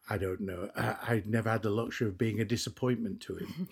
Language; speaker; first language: English; native; English